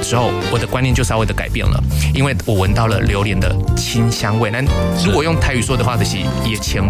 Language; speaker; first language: Chinese; native; Chinese